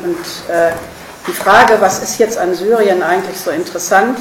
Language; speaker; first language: German; native; German